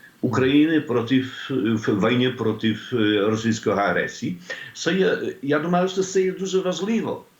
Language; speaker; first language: Ukrainian; non-native, learner; Polish